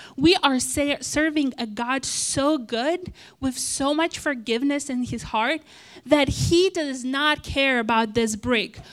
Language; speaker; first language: English; non-native, fluent; Romanian